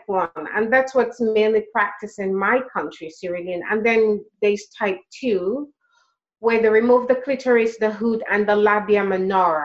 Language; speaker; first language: English; non-native, local second language; Krio